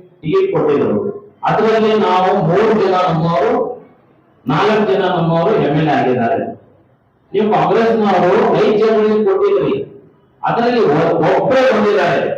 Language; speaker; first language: Kannada; non-native, local second language; Lambadi